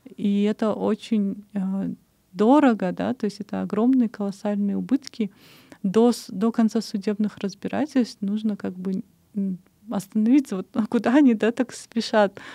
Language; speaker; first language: Russian; non-native, local second language; Kyrgyz